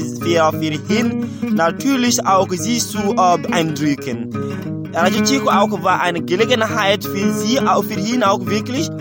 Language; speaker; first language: German; non-native, learner; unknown